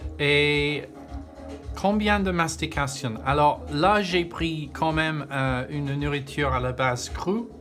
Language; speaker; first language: French; non-native, learner; English